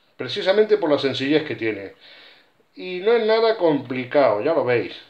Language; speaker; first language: Spanish; native; Spanish